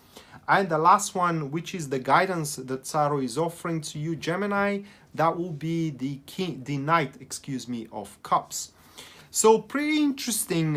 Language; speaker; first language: English; non-native, fluent; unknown